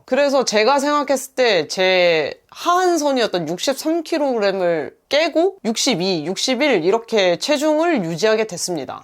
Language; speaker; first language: Korean; native; Korean